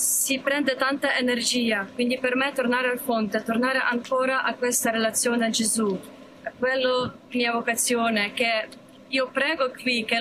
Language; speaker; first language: Italian; non-native, learner; Ukrainian